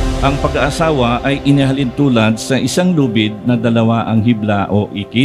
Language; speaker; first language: Filipino; native; Filipino